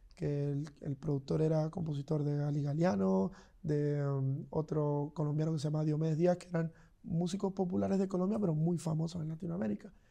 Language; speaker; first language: Spanish; native; Spanish